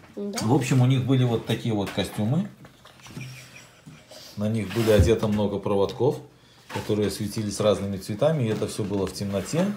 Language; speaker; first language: Russian; native; Russian